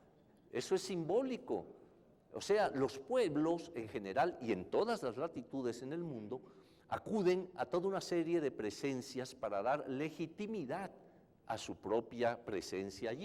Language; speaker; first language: Spanish; native; Spanish